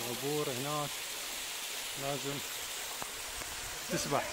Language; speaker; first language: Arabic; native; Arabic